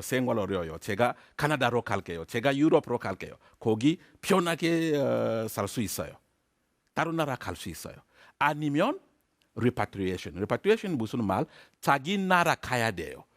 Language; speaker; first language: Korean; non-native, learner; French